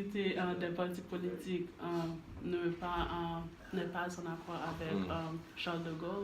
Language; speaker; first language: French; non-native, learner; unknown